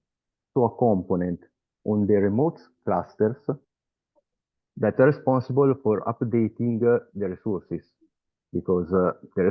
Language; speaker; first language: English; non-native, fluent; Italian